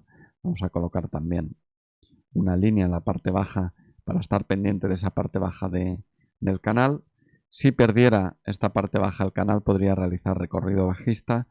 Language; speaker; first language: Spanish; native; Spanish